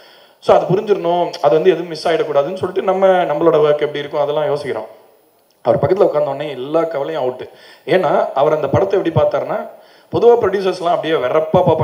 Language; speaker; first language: Tamil; native; Tamil